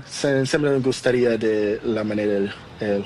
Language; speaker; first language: Spanish; non-native, learner; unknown